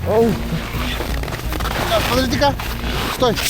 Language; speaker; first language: Russian; non-native, local second language; Yakut